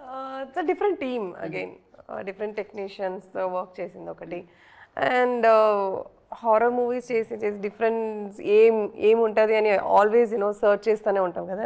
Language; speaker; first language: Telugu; early bilingual, heritage; Telugu